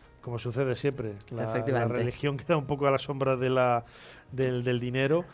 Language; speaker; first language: Spanish; native; Spanish